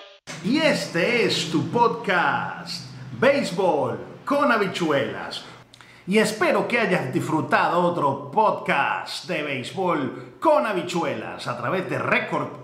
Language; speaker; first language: Spanish; native; Spanish